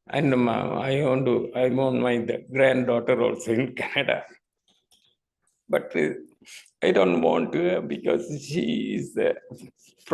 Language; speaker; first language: English; non-native, learner; Tamil